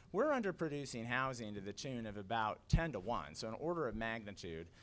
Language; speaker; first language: English; native; English